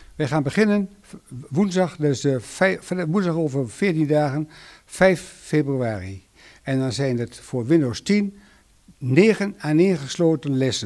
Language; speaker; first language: Dutch; native; Dutch